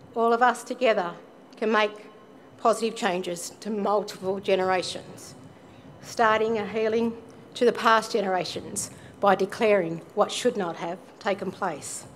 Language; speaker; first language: English; native; English